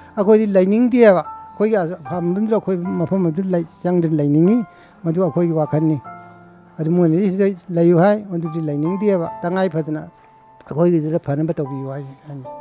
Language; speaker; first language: Manipuri; native; Manipuri